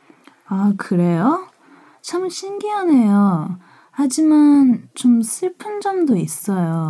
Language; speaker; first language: Korean; early bilingual, heritage; Korean